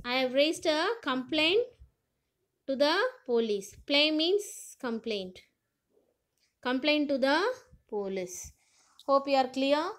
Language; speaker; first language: English; non-native, local second language; Tamil